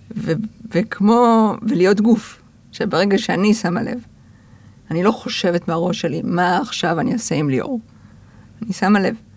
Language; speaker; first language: Hebrew; early bilingual, other home language; English